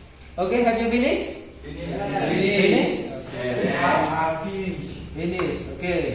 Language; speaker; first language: English; non-native, learner; Indonesian